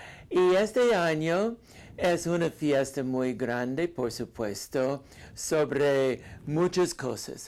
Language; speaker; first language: Spanish; non-native, fluent; English